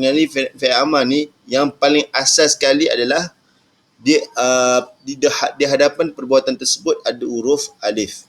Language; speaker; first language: Malay; native; Malay